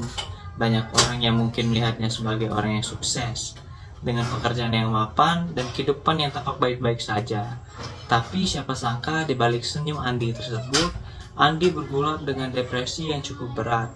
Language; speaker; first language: Indonesian; native; Indonesian